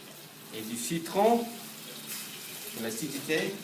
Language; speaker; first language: French; non-native, learner; English